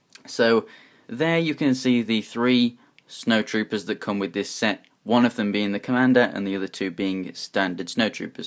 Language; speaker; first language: English; native; English